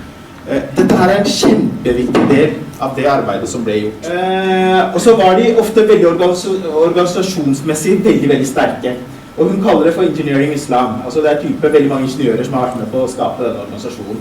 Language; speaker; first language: Norwegian; early bilingual, other home language; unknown